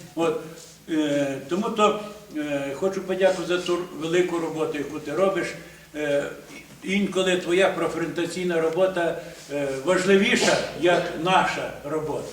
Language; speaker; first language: Ukrainian; native; Ukrainian